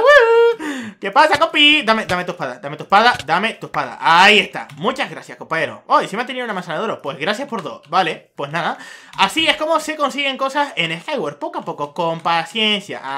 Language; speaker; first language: Spanish; native; Spanish